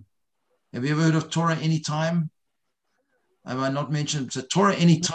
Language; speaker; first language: English; native; English